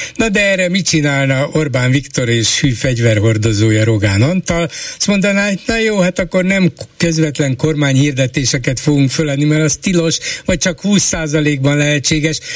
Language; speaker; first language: Hungarian; native; Hungarian